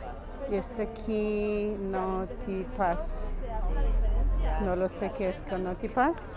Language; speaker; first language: Spanish; non-native, learner; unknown